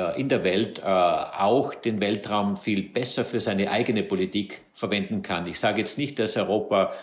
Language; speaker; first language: German; native; German